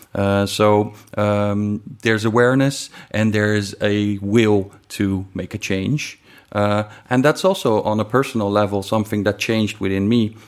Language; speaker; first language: English; non-native, fluent; Dutch